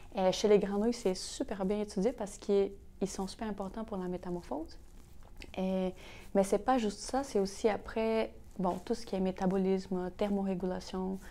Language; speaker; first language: French; non-native, fluent; Portuguese